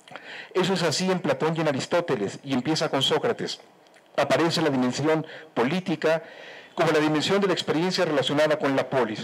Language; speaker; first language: Spanish; native; Spanish